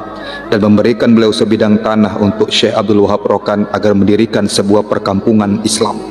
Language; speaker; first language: Indonesian; native; Indonesian